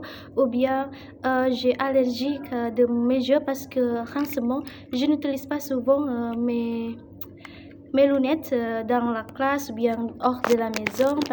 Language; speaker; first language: French; non-native, learner; Indonesian